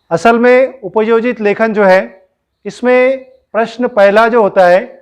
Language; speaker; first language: Hindi; non-native, local second language; Marathi